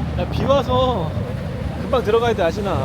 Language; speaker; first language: Korean; native; Korean